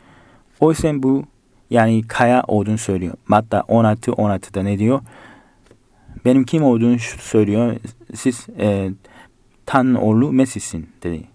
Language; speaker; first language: Turkish; non-native, fluent; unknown